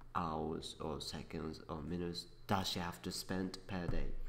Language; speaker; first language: English; non-native, learner; Uzbek